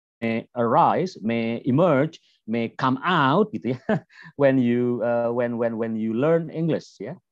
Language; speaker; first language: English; non-native, fluent; Indonesian